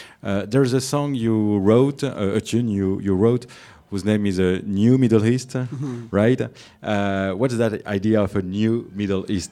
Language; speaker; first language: English; non-native, fluent; French